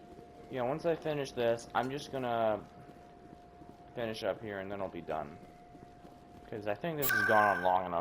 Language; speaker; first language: English; native; English